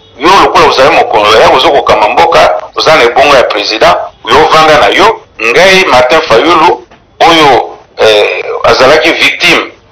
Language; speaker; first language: Lingala; non-native, local second language; Kituba (Democratic Republic of Congo)